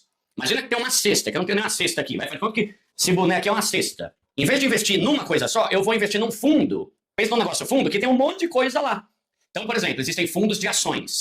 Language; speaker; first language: Portuguese; native; Portuguese